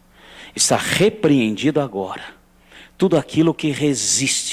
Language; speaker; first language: Portuguese; native; Portuguese